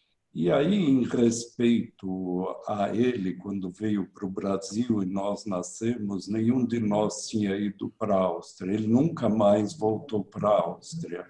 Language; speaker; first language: Portuguese; early bilingual, other home language; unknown